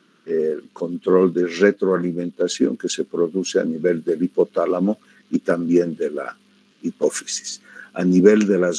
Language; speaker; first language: Spanish; native; Spanish